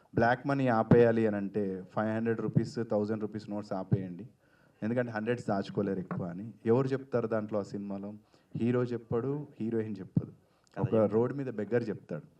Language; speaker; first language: Telugu; native; Telugu